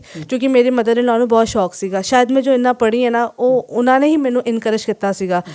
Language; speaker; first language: Punjabi; non-native, local second language; Hindi